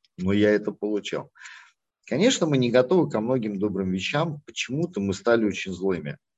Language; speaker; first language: Russian; native; Russian